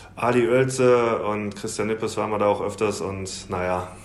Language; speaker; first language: German; native; German